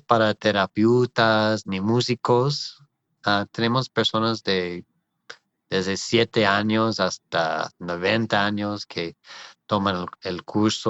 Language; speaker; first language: Spanish; non-native, fluent; English